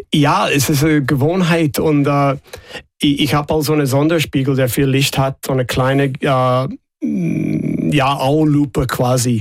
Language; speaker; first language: German; non-native, fluent; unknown